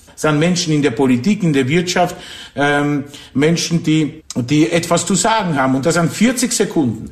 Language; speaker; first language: German; non-native, fluent; Polish